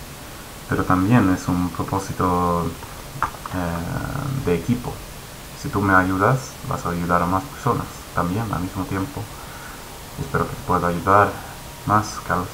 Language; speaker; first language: Spanish; non-native, fluent; Swedish